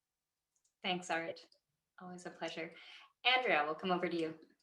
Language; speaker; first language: English; native; English